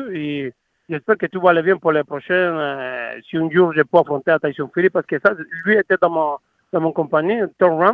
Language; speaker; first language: French; non-native, learner; Spanish